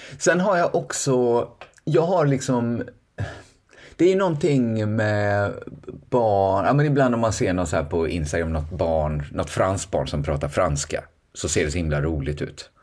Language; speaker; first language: Swedish; native; Swedish